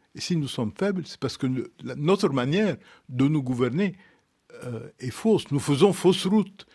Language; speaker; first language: French; non-native, local second language; Arabic